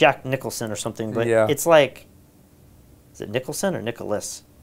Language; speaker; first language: English; native; English